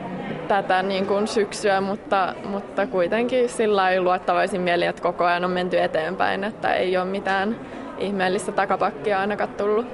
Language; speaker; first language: Finnish; native; Finnish